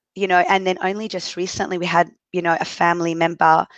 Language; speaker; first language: English; early bilingual, other home language; Arabic